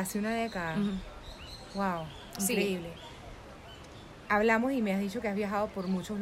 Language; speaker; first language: Spanish; native; Spanish